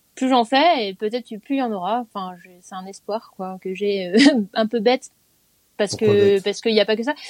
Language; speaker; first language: French; native; French